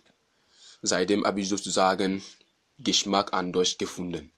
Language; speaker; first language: German; non-native, fluent; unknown